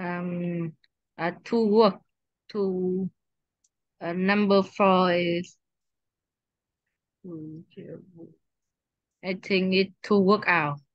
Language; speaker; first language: English; non-native, learner; Vietnamese